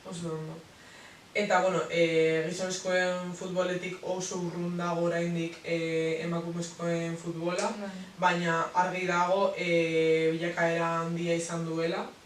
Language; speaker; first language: Basque; non-native, local second language; Spanish